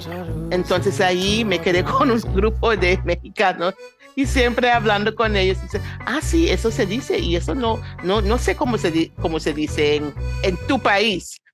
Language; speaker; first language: Spanish; non-native, fluent; English